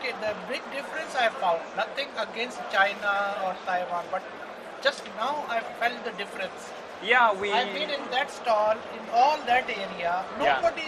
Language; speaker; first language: English; non-native, fluent; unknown